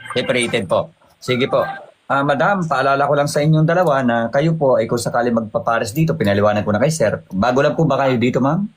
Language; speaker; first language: Filipino; native; Filipino